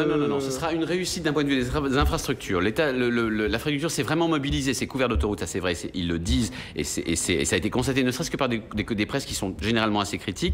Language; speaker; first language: French; native; French